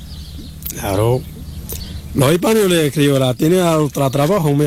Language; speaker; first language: Spanish; non-native, learner; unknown